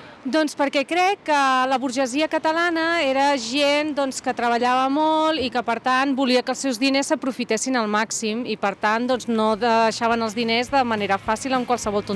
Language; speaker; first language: Catalan; native; Catalan